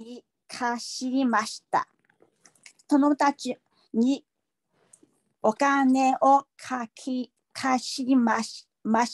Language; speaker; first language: Japanese; non-native, learner; Chinese